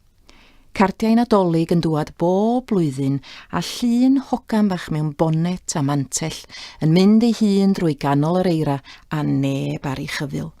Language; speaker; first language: Welsh; native; Welsh